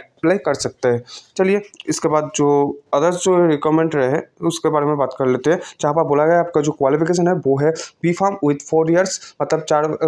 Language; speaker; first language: Hindi; non-native, local second language; Bangla